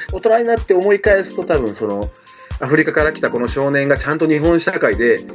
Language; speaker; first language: Japanese; native; Japanese